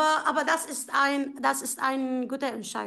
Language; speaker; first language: German; non-native, fluent; Arabic